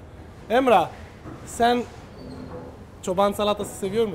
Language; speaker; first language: Turkish; non-native, learner; Italian